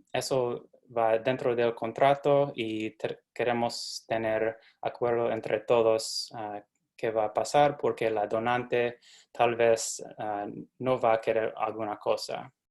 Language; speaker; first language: Spanish; non-native, fluent; English